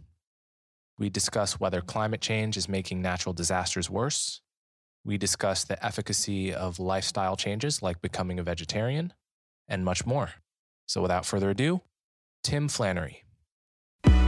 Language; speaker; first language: English; native; English